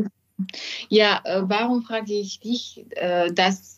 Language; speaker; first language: German; non-native, learner; French